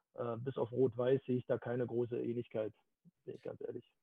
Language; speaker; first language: German; native; German